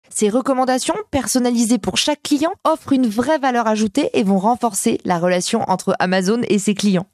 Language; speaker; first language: French; native; French